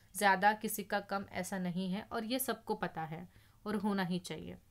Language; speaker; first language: Hindi; non-native, local second language; Marathi